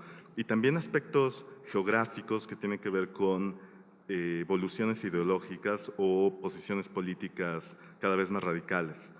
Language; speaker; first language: Spanish; native; Spanish